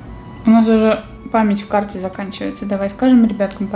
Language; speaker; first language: Russian; native; Russian